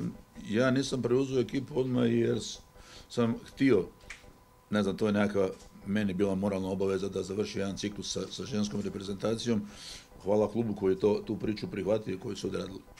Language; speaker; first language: Croatian; native; Croatian